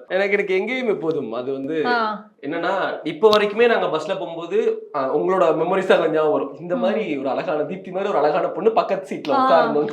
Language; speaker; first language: Tamil; native; Tamil